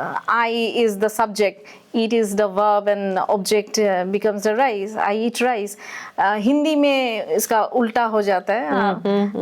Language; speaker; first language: Hindi; native; Hindi